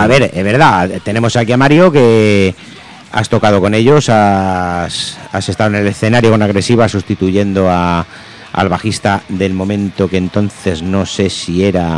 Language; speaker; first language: Spanish; native; Spanish